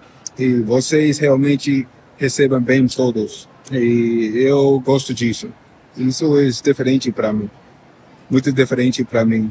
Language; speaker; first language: Portuguese; non-native, fluent; English